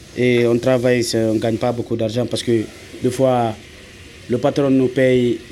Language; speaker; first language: French; non-native, local second language; Fula